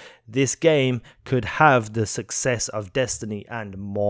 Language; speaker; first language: English; native; English